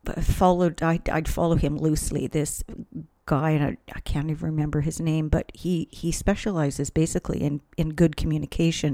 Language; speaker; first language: English; native; English